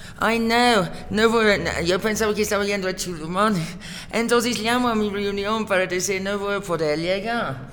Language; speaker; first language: Spanish; non-native, fluent; English